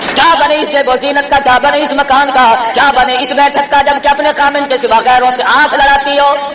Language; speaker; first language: Urdu; non-native, local second language; Saraiki